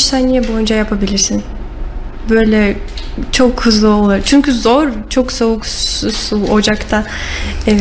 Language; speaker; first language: Turkish; non-native, learner; Russian